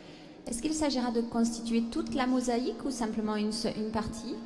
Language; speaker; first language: French; native; French